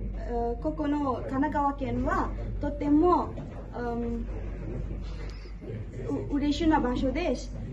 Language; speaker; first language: Japanese; non-native, learner; Garo